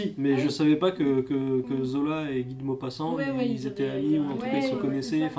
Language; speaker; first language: French; native; French